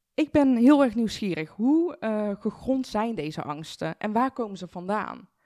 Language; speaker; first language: Dutch; early bilingual, other home language; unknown